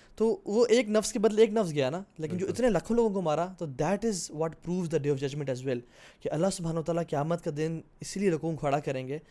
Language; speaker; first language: Urdu; native; Urdu